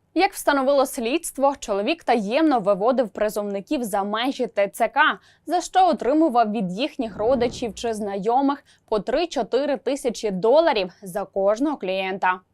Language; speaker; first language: Ukrainian; native; Ukrainian